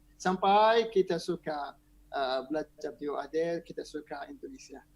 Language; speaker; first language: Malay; non-native, learner; Arabic